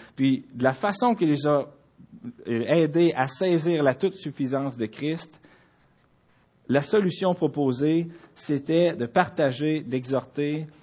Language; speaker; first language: French; native; French